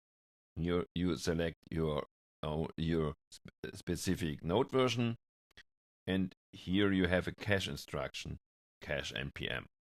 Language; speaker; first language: English; non-native, fluent; German